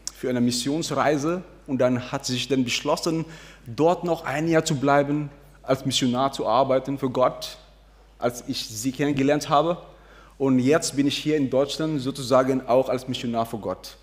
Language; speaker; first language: German; non-native, fluent; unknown